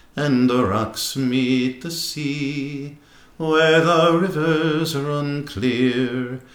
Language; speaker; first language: English; native; English